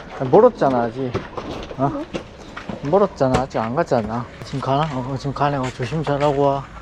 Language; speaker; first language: Korean; native; Korean